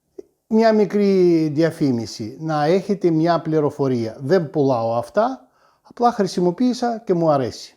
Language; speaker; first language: Greek; non-native, fluent; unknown